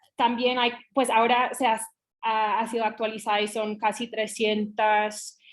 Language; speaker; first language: Spanish; non-native, fluent; English